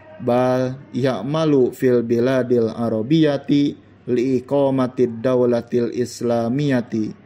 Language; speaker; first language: Arabic; non-native, fluent; Indonesian